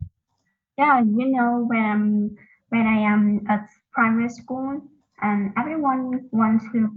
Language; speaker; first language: English; non-native, learner; Vietnamese